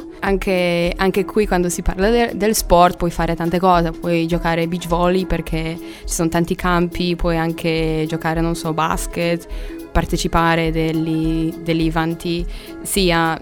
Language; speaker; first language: Italian; non-native, fluent; Polish